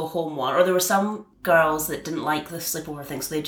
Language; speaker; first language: English; native; English